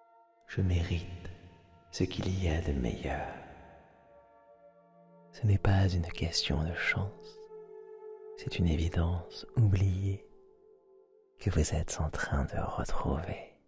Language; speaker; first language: French; native; French